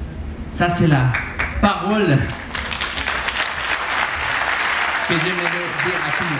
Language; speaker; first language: French; non-native, fluent; Spanish